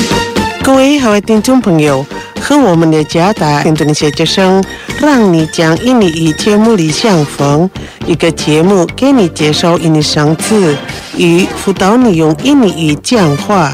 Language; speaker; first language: Chinese; non-native, fluent; Indonesian